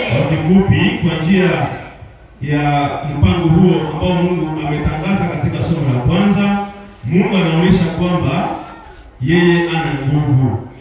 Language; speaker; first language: Swahili; non-native, local second language; Nande